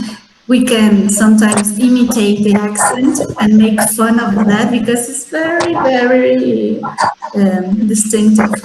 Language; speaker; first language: English; non-native, fluent; Spanish